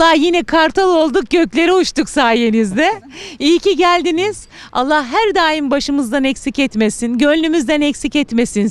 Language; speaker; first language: Turkish; native; Turkish